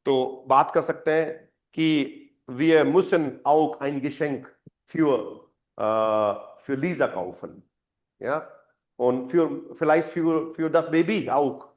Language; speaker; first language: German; non-native, fluent; Hindi